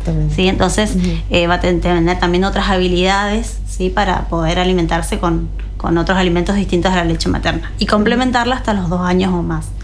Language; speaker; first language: Spanish; native; Spanish